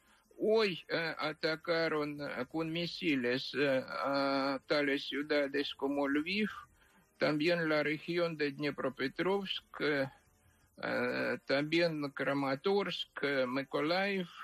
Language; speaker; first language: Spanish; non-native, fluent; Ukrainian